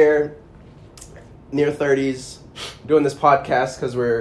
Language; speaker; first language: English; non-native, local second language; Filipino